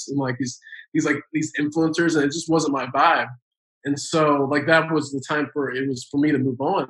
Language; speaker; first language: English; native; English